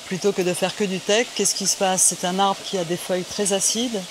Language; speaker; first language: French; native; French